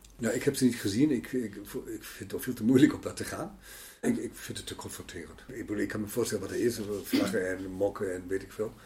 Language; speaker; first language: Dutch; non-native, fluent; German